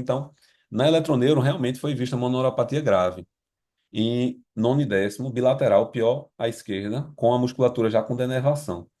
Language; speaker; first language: Portuguese; native; Portuguese